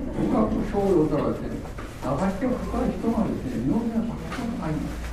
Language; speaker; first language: Japanese; non-native, learner; Korean